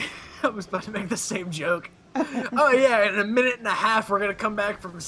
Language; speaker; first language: English; native; English